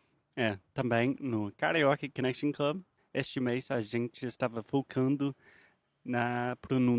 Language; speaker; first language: Portuguese; non-native, fluent; English